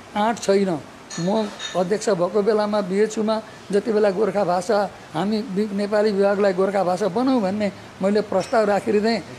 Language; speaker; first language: Nepali; native; Nepali